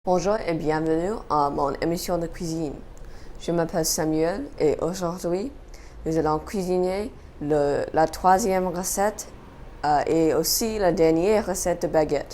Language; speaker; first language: French; non-native, learner; English